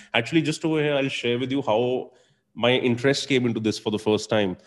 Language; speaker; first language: English; non-native, local second language; Hindi